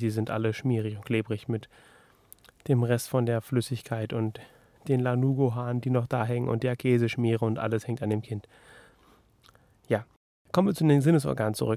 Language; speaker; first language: German; native; German